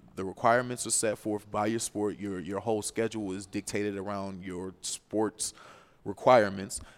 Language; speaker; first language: English; native; English